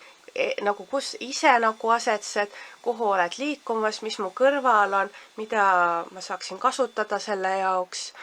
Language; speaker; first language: Estonian; native; Estonian